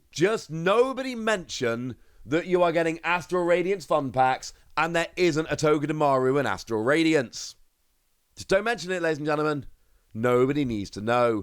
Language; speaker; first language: English; native; English